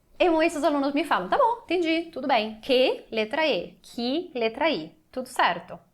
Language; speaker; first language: Portuguese; non-native, fluent; Italian